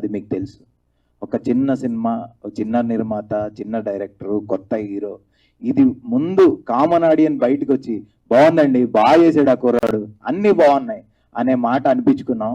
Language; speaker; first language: Telugu; native; Telugu